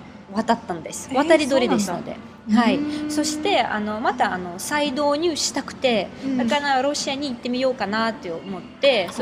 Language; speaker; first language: Japanese; non-native, fluent; Russian